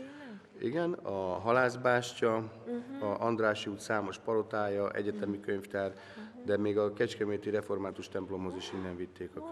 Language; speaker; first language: Hungarian; native; Hungarian